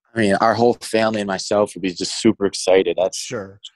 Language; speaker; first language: English; native; English